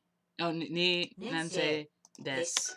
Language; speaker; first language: Japanese; non-native, learner; English